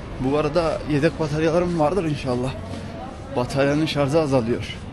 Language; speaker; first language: Turkish; native; Turkish